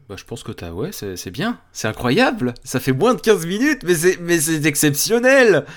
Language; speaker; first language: French; native; French